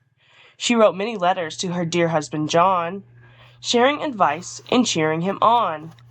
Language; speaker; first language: English; native; English